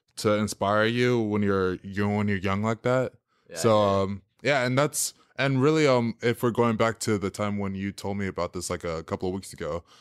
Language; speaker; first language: English; native; English